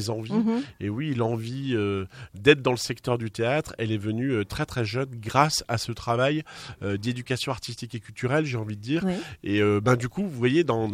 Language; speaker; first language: French; native; French